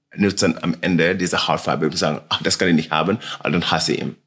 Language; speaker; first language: German; non-native, learner; Wolof